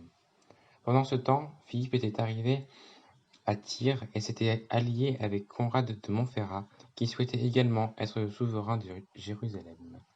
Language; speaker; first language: French; native; French